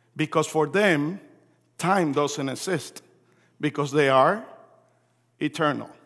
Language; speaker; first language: English; early bilingual, other home language; Spanish